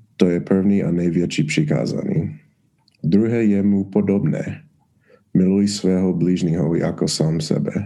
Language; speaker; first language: Czech; non-native, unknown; English